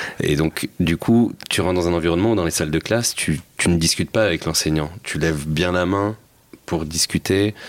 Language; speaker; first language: French; native; French